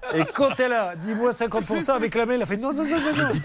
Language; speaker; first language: French; native; French